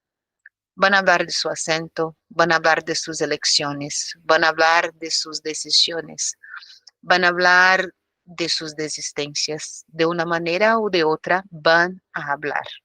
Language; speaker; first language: Spanish; non-native, fluent; Portuguese